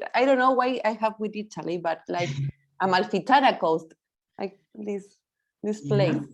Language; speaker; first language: English; non-native, learner; Spanish